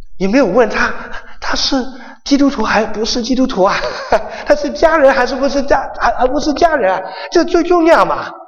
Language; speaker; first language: Chinese; non-native, local second language; Cantonese